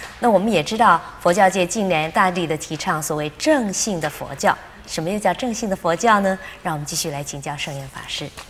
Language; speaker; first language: Chinese; native; Chinese